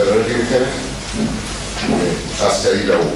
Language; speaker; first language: Spanish; native; Spanish